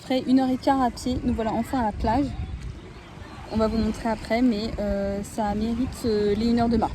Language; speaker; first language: French; native; French